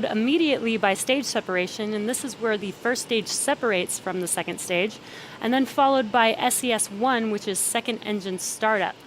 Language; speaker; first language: English; native; English